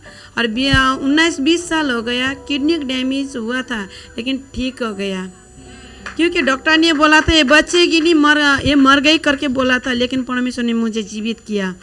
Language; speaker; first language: Hindi; non-native, local second language; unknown